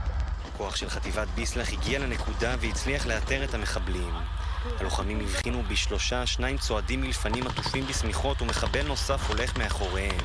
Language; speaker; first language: Hebrew; native; Hebrew